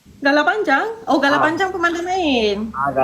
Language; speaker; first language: Malay; native; Malay